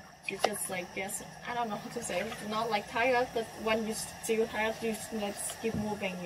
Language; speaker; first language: English; non-native, learner; Vietnamese